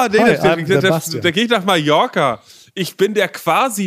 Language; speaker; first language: German; native; German